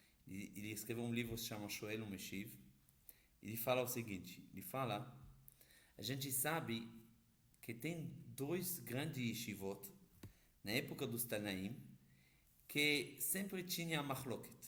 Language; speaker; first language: Portuguese; non-native, fluent; Hebrew